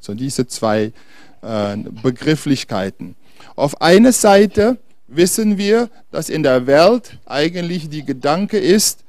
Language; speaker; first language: German; non-native, fluent; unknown